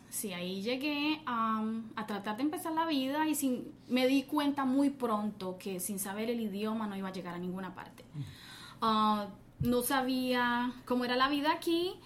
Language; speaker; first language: Spanish; native; Spanish